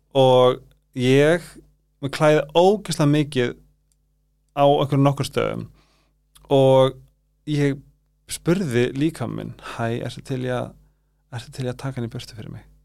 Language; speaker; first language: Icelandic; native; Icelandic